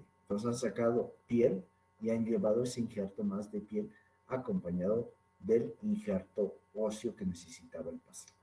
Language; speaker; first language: Spanish; native; Spanish